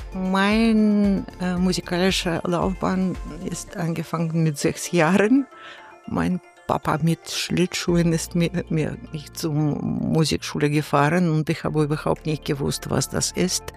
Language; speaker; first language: German; non-native, learner; Russian